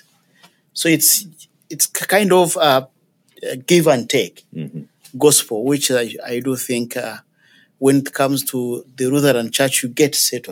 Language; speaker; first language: English; non-native, local second language; Ganda